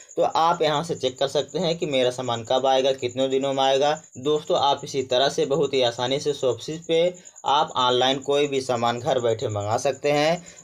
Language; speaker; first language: Hindi; native; Hindi